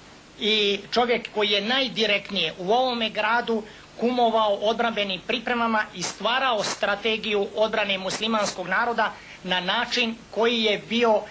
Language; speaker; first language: Bosnian; native; Bosnian